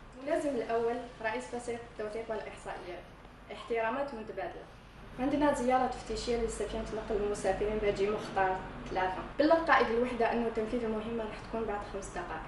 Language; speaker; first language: Arabic; native; Arabic